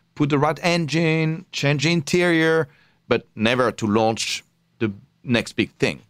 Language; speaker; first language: English; non-native, fluent; French